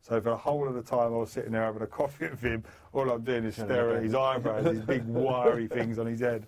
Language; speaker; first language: English; native; English